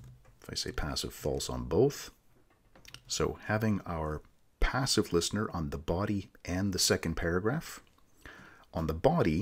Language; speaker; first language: English; native; English